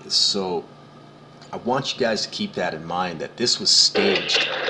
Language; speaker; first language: English; native; English